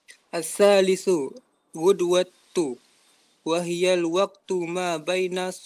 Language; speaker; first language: Arabic; non-native, learner; Malay